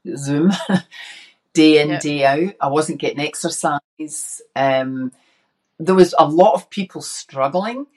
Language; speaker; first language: English; native; English